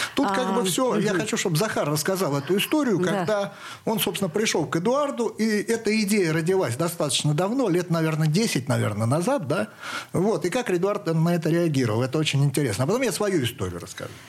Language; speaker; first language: Russian; native; Russian